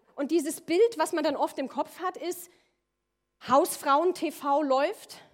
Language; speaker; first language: German; native; German